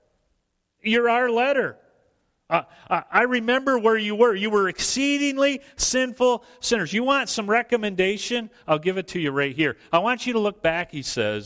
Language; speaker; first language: English; native; English